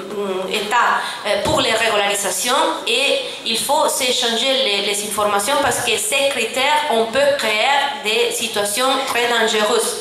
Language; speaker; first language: French; non-native, fluent; Italian